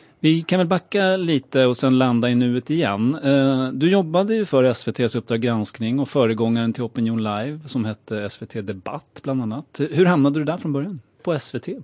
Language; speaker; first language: Swedish; native; Swedish